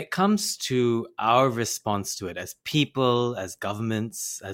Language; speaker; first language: English; non-native, local second language; Hindi